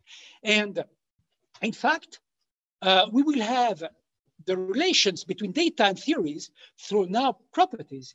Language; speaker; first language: English; non-native, fluent; French